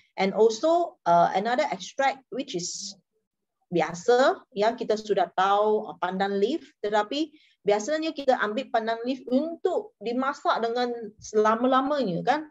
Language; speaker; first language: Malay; non-native, local second language; Chinese